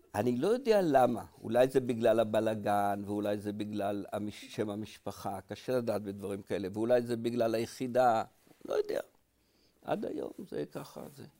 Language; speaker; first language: Hebrew; native; Hebrew